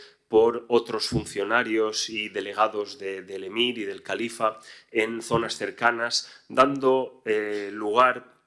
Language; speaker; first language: Spanish; native; Spanish